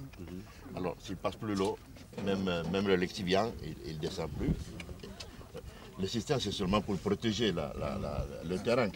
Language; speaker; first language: French; non-native, fluent; Italian